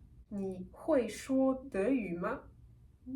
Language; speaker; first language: Chinese; non-native, fluent; French